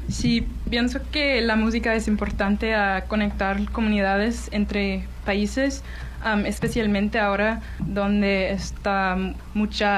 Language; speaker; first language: Spanish; non-native, learner; English